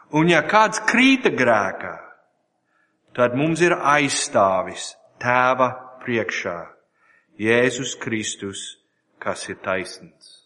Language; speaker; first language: Latvian; non-native, learner; English